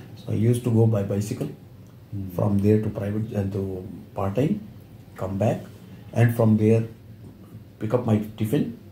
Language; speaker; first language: English; non-native, local second language; Punjabi